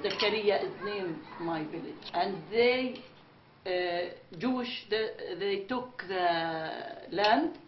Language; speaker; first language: English; non-native, learner; Arabic